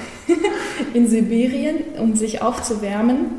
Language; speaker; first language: German; early bilingual, other home language; Russian